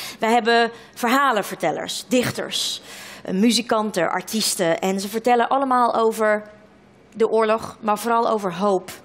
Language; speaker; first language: Dutch; early bilingual, other home language; Russian